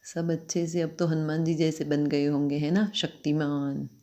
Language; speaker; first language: Hindi; non-native, local second language; Gujarati